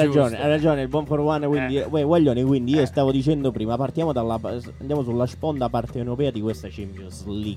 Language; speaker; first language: Italian; native; Italian